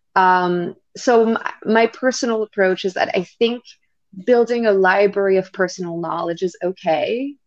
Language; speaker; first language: English; non-native, fluent; French